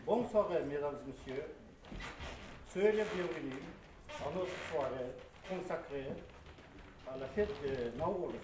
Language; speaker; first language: French; non-native, fluent; Kazakh